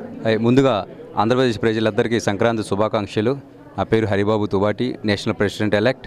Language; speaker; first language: Telugu; native; Telugu